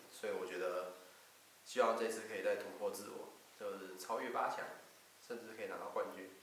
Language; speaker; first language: Chinese; native; Chinese